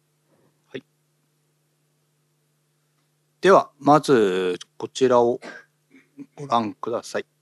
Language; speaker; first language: Japanese; native; Japanese